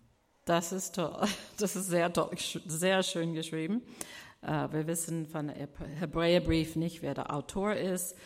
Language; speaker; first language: German; non-native, fluent; English